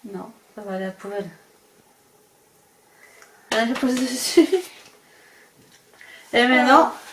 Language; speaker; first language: French; native; French